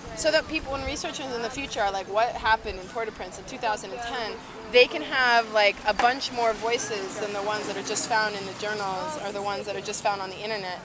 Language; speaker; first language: English; native; English